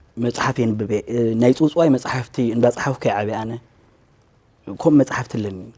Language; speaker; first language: Tigrinya; native; Tigrinya